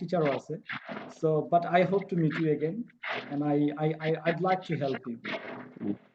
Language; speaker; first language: English; non-native, fluent; Bangla